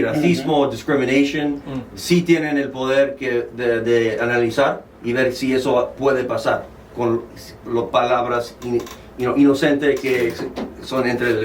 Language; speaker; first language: Spanish; early bilingual, heritage; Spanish